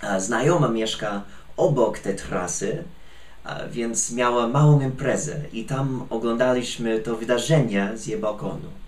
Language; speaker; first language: Polish; non-native, fluent; English